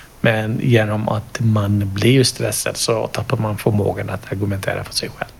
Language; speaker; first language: Swedish; non-native, fluent; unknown